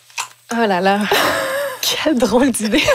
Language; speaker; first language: French; native; French